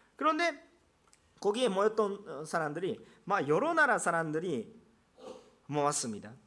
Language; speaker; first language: Korean; non-native, fluent; Japanese